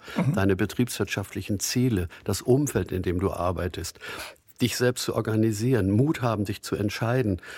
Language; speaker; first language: German; native; German